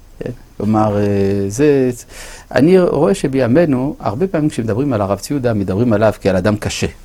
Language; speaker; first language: Hebrew; non-native, fluent; French